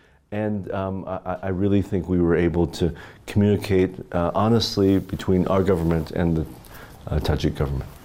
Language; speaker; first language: English; native; English